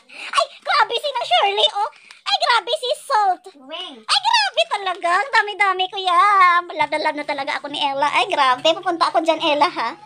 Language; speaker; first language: Filipino; non-native, local second language; Hiligaynon